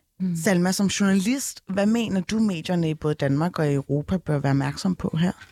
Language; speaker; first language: Danish; early bilingual, other home language; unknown